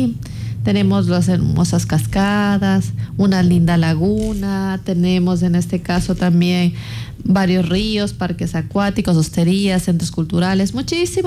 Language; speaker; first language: Spanish; native; Spanish